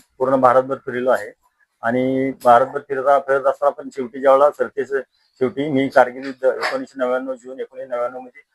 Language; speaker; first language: Marathi; native; Marathi